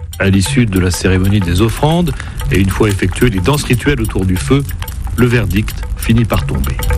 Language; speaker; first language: French; native; French